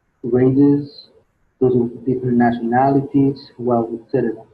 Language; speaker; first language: English; non-native, fluent; Spanish